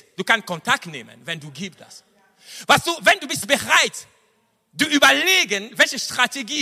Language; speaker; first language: German; non-native, fluent; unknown